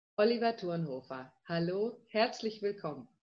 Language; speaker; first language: German; native; German